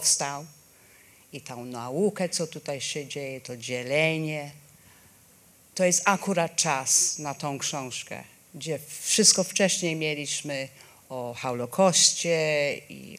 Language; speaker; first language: Polish; non-native, fluent; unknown